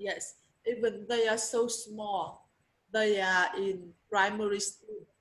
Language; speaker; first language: English; non-native, learner; Vietnamese